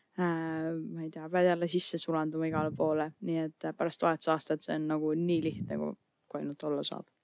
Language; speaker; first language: Estonian; non-native, fluent; German